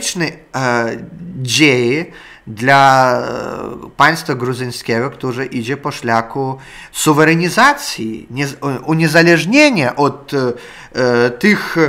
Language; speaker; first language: Polish; non-native, learner; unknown